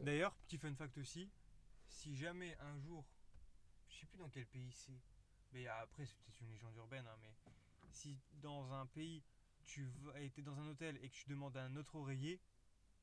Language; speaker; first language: French; native; French